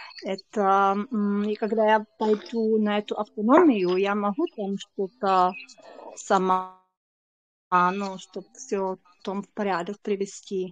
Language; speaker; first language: Russian; non-native, fluent; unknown